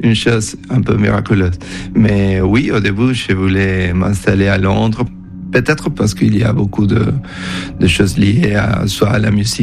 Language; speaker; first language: French; non-native, fluent; Spanish